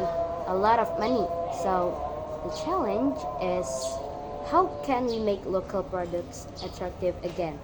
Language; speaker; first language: English; non-native, learner; Indonesian